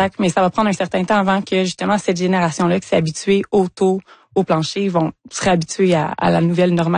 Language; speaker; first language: French; native; French